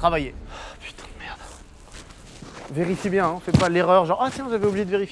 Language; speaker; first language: French; native; French